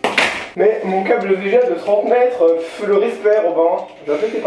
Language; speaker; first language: French; native; French